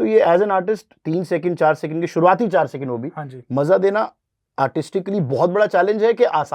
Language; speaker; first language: Hindi; native; Hindi